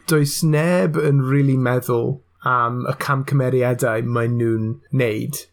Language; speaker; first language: Welsh; non-native, local second language; English